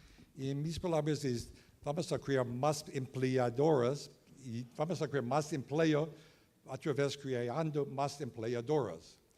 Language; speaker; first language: Spanish; non-native, learner; English